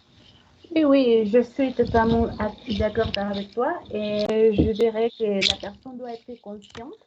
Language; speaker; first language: French; non-native, fluent; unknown